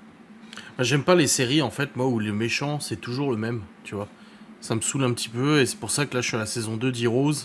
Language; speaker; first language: French; native; French